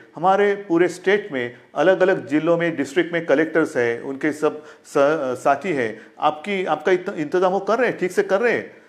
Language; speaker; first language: Hindi; non-native, local second language; Marathi